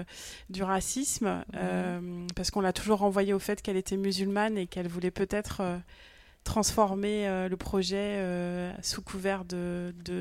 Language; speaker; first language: French; native; French